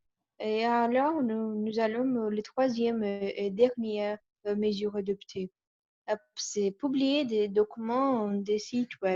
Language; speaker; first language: French; non-native, learner; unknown